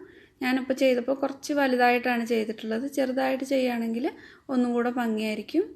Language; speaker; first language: Malayalam; native; Malayalam